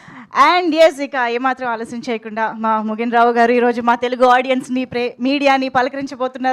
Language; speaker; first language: Telugu; native; Telugu